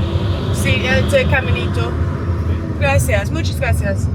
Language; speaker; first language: Spanish; non-native, learner; English